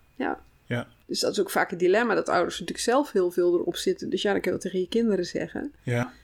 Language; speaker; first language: Dutch; native; Dutch